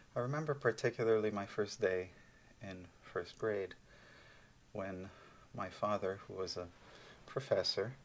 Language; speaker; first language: English; native; English